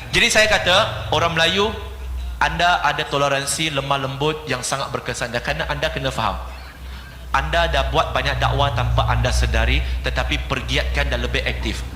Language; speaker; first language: Malay; non-native, local second language; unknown